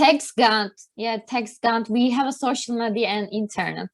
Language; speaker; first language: English; non-native, learner; Turkish